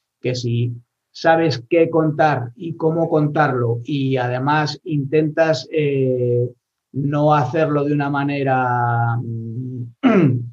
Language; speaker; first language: Spanish; native; Spanish